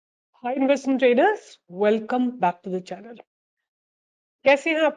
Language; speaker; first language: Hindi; native; Hindi